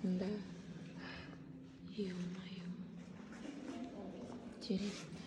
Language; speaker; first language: Russian; non-native, learner; Indonesian